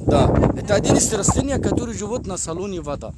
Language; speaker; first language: Russian; non-native, learner; Arabic